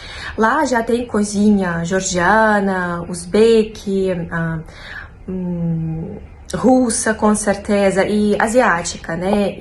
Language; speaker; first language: Portuguese; non-native, fluent; Russian